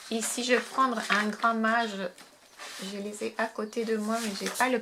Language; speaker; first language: French; non-native, fluent; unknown